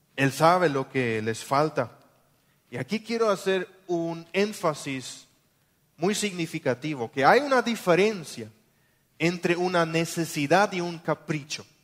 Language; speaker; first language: Spanish; non-native, local second language; German